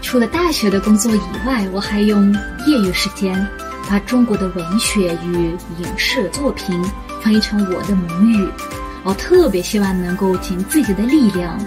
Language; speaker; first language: Chinese; non-native, fluent; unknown